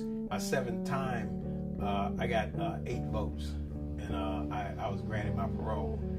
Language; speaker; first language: English; native; English